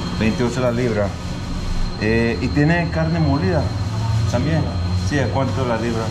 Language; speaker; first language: Spanish; non-native, learner; English